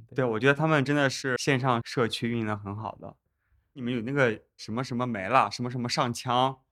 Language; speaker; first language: Chinese; native; Chinese